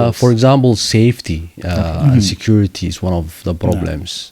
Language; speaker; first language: English; non-native, fluent; Somali